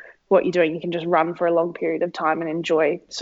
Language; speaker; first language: English; native; English